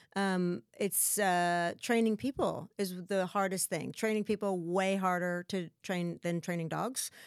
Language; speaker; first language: English; native; English